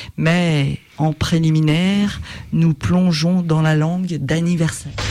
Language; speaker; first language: French; native; French